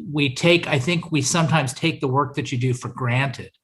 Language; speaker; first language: English; native; English